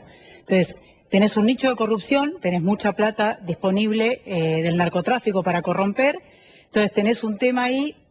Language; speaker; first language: Spanish; native; Spanish